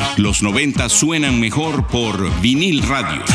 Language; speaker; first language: Spanish; native; Spanish